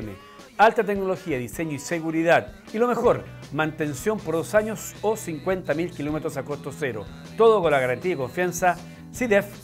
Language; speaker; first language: Spanish; native; Spanish